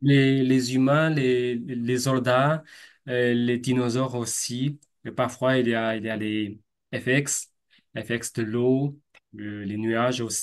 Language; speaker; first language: French; non-native, fluent; Chinese